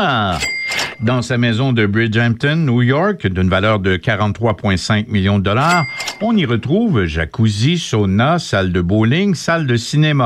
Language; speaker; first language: French; native; French